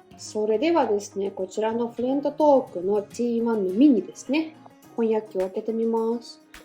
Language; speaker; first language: Japanese; non-native, fluent; Russian